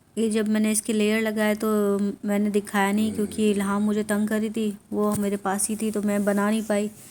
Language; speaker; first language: Urdu; native; Urdu